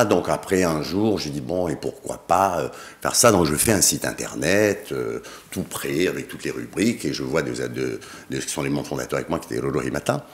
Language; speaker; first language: French; native; French